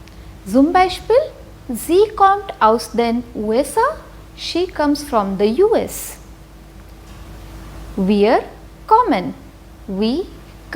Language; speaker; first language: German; non-native, fluent; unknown